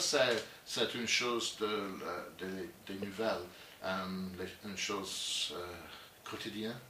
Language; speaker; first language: French; non-native, learner; English